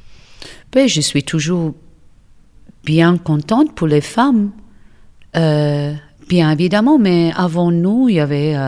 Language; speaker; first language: French; non-native, fluent; English